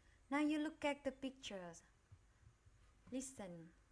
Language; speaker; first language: English; non-native, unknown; Vietnamese